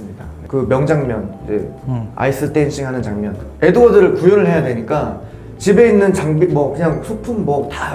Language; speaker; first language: Korean; native; Korean